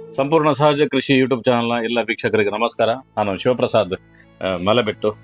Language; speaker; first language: Kannada; native; Kannada